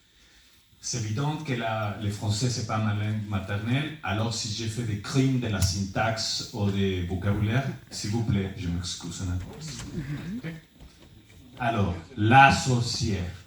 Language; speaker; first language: French; non-native, fluent; Spanish